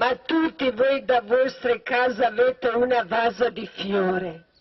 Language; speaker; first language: Italian; non-native, learner; Croatian